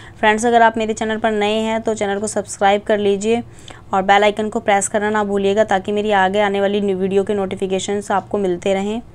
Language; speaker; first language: Hindi; native; Hindi